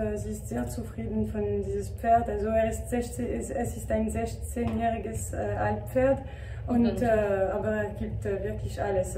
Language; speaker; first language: German; non-native, fluent; French